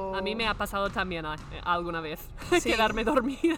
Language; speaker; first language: Spanish; non-native, fluent; English